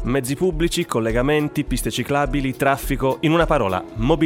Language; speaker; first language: Italian; native; Italian